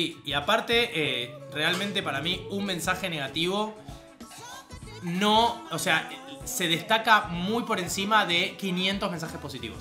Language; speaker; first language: Spanish; native; Spanish